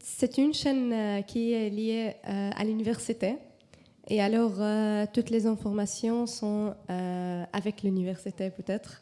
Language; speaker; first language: French; non-native, learner; Arabic